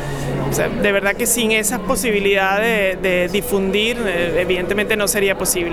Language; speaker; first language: Spanish; native; Spanish